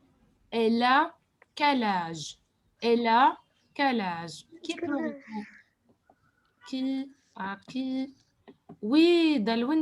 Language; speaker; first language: French; non-native, fluent; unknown